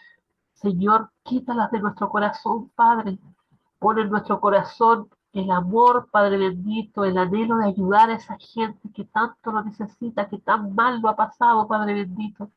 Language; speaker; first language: Spanish; native; Spanish